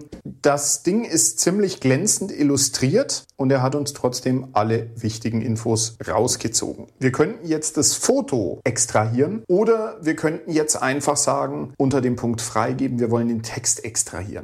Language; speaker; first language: German; native; German